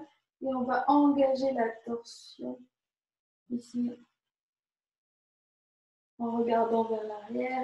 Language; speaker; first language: French; native; French